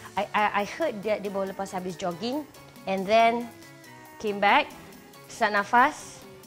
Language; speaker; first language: English; non-native, local second language; Malay